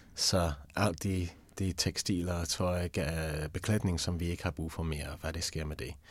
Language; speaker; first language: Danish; non-native, fluent; English